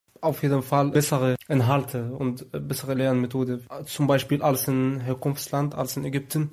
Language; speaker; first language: German; non-native, fluent; Arabic